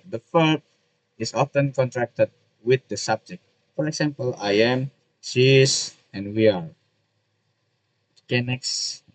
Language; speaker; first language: English; non-native, learner; Indonesian